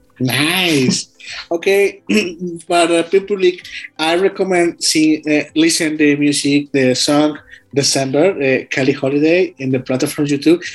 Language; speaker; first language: English; non-native, learner; Spanish